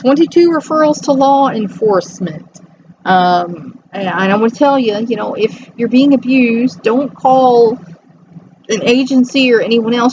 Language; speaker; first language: English; native; English